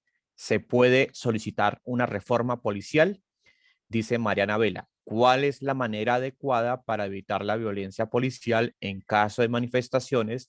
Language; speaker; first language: Spanish; native; Spanish